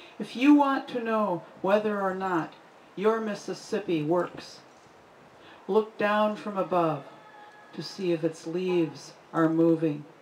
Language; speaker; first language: English; native; English